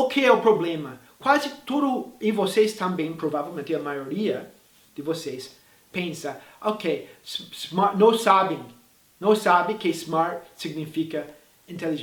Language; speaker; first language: Portuguese; non-native, fluent; English